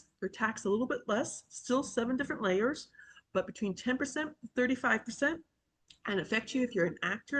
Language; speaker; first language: English; native; English